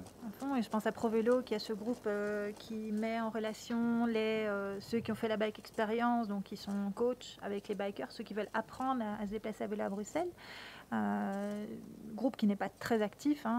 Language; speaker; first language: French; native; French